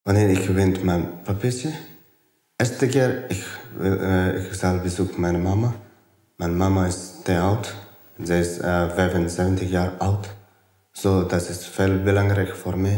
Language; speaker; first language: Dutch; non-native, learner; Tibetan